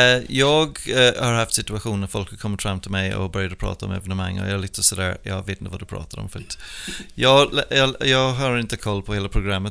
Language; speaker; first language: Swedish; non-native, fluent; English